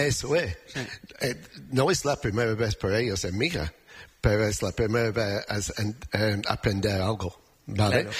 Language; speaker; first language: Spanish; non-native, learner; English